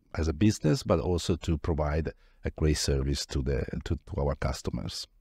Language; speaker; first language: English; non-native, fluent; Italian